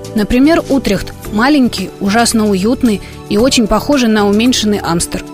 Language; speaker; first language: Russian; native; Russian